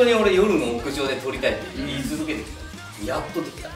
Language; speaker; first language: Japanese; native; Japanese